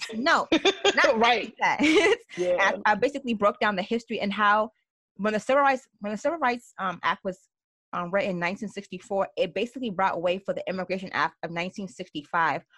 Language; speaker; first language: English; early bilingual, other home language; Yoruba